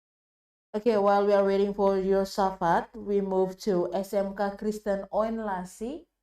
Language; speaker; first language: English; non-native, fluent; Indonesian